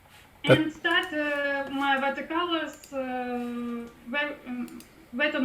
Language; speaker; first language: English; non-native, learner; Russian